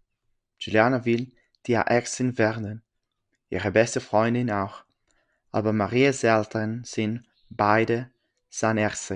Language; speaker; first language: German; non-native, learner; French